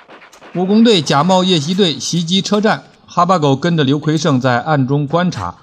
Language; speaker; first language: Chinese; native; Chinese